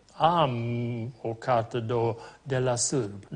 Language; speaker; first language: Romanian; non-native, fluent; Swedish